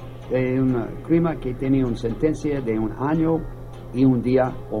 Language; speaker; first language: Spanish; non-native, learner; English